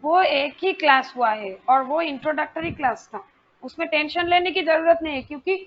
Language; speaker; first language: Hindi; non-native, local second language; Bangla